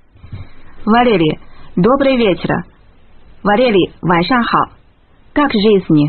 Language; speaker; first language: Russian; non-native, fluent; Chinese